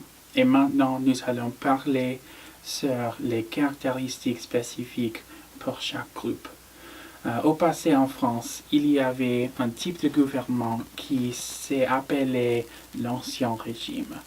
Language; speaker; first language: French; non-native, learner; English